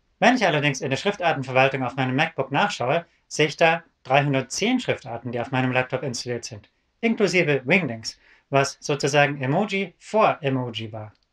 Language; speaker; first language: German; native; German